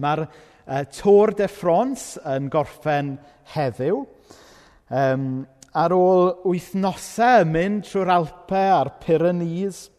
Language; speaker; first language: Welsh; native; Welsh